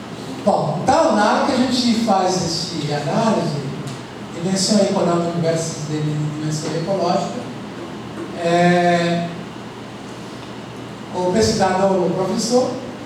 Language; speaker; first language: Portuguese; non-native, fluent; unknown